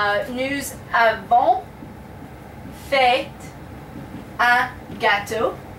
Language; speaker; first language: French; non-native, fluent; English